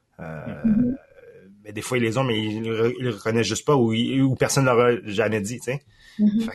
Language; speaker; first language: French; early bilingual, other home language; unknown